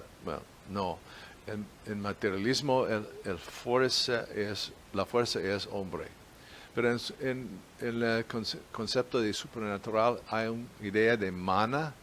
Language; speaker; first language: Spanish; non-native, fluent; English